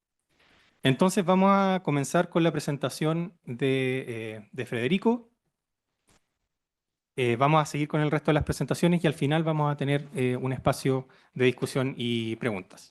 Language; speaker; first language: Spanish; native; Spanish